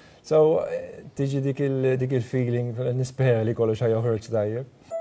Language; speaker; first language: Maltese; non-native, fluent; Dutch